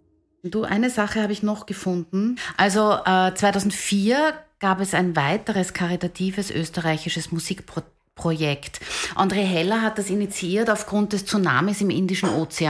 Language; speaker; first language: German; native; German